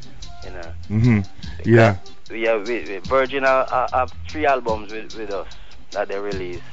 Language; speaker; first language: English; non-native, local second language; Jamaican Creole English